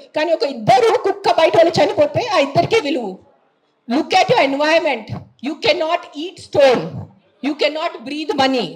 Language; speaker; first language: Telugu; non-native, fluent; Marathi